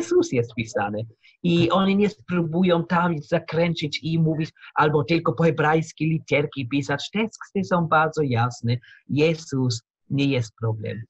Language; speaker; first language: Polish; non-native, learner; German